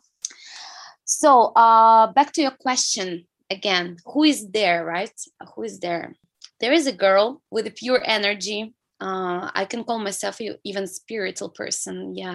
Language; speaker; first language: English; non-native, fluent; Russian